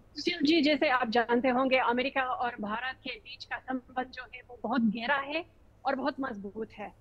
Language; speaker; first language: Hindi; non-native, fluent; English